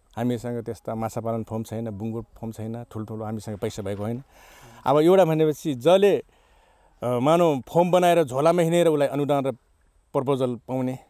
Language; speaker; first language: Nepali; non-native, local second language; Rana Tharu